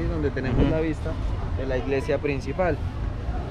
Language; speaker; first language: Spanish; native; Spanish